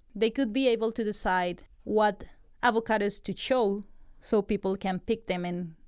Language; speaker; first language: English; non-native, fluent; Spanish